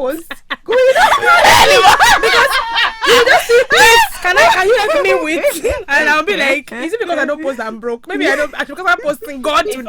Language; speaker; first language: English; non-native, local second language; Yoruba